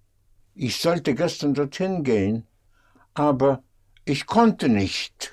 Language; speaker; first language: German; non-native, fluent; English